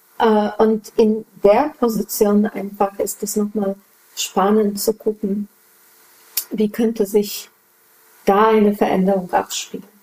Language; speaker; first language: German; non-native, fluent; Polish